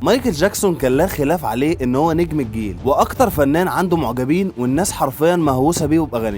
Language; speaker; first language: Arabic; native; Arabic